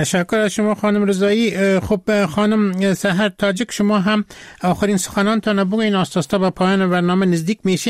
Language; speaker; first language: Persian; native; Persian